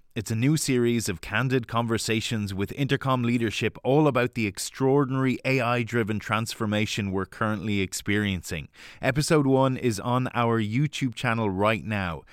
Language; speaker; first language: English; native; English